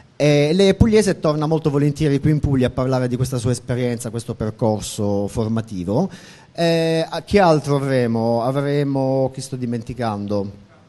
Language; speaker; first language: Italian; native; Italian